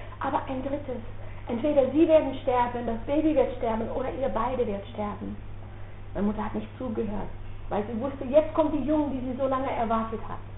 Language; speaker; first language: German; non-native, fluent; Dutch